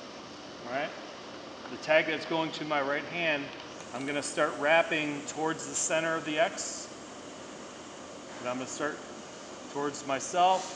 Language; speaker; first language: English; native; English